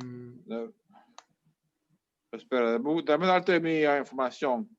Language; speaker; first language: Spanish; early bilingual, heritage; Spanish